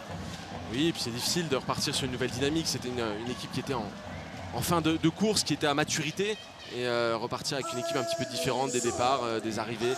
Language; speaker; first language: French; native; French